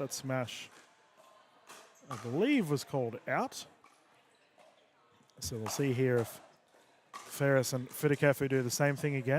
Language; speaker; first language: English; native; English